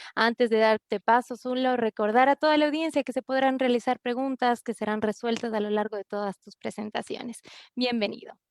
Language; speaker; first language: Spanish; native; Spanish